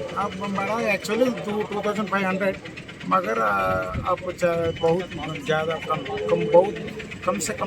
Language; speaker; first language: Hindi; non-native, local second language; Telugu